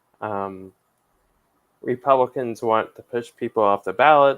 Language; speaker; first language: English; native; English